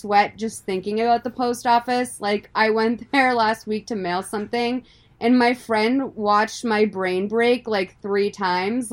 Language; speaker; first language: English; native; English